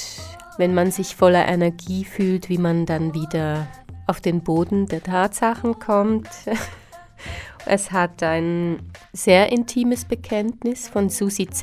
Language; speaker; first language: German; early bilingual, other home language; Slovak